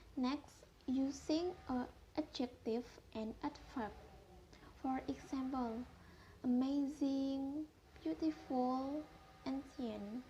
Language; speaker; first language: English; non-native, fluent; Indonesian